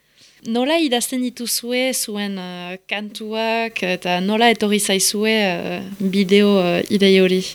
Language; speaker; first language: Basque; native; Basque